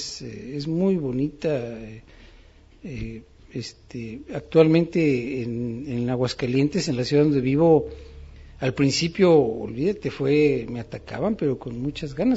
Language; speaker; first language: Spanish; native; Spanish